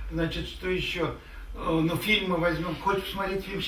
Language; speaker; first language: Russian; native; Russian